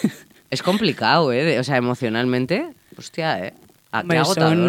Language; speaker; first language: Spanish; native; Spanish